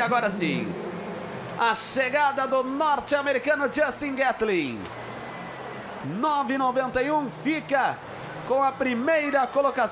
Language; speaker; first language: Portuguese; native; Portuguese